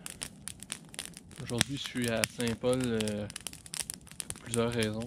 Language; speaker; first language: French; native; French